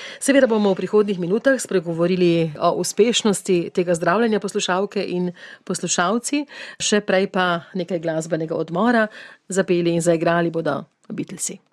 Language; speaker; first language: Slovenian; native; Slovenian